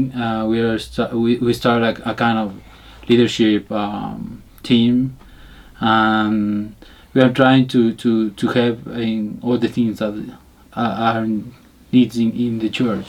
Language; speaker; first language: English; non-native, learner; Spanish